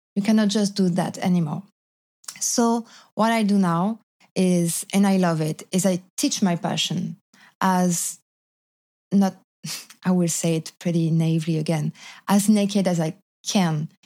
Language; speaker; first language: English; non-native, fluent; French